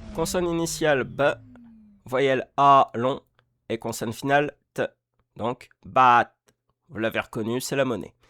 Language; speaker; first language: French; native; French